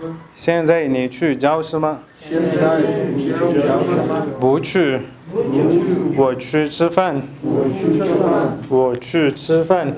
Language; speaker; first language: Chinese; non-native, fluent; Pashto